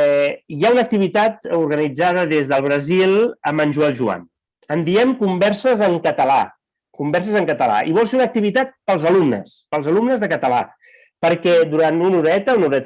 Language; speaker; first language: Catalan; native; Catalan